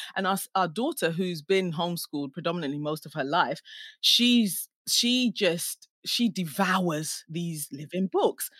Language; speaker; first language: English; non-native, local second language; Akan